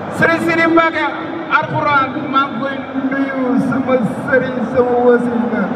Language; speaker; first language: Wolof; non-native, local second language; Serer